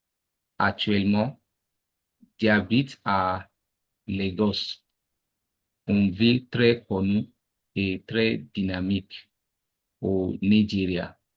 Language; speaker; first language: French; non-native, learner; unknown